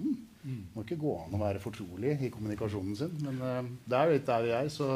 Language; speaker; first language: Norwegian; native; Norwegian